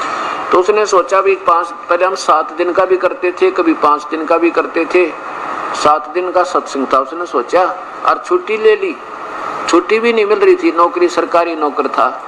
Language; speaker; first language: Hindi; non-native, local second language; Haryanvi